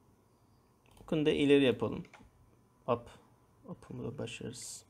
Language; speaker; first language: Turkish; native; Turkish